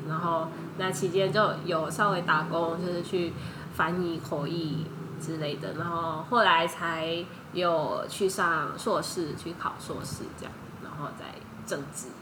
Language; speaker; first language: Chinese; early bilingual, heritage; Chinese